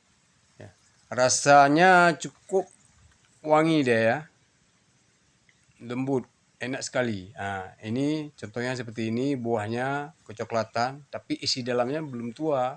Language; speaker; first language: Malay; non-native, local second language; Achinese